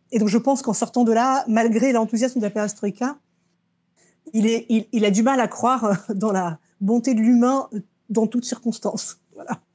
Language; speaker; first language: French; early bilingual, other home language; Russian